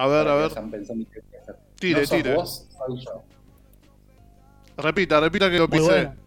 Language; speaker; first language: Spanish; native; Spanish